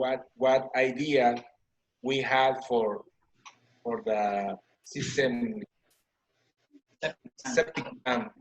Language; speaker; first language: English; non-native, learner; Spanish